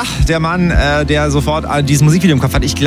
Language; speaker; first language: German; native; German